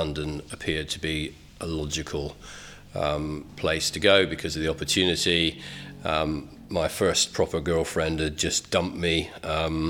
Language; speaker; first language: English; native; English